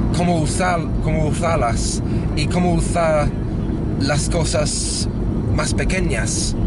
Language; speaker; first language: Spanish; non-native, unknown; English